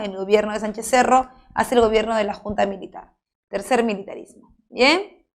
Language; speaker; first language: Spanish; native; Spanish